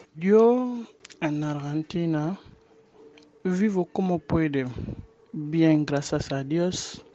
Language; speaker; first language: Spanish; non-native, learner; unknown